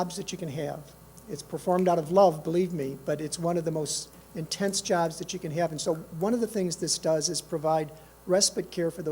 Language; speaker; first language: English; native; English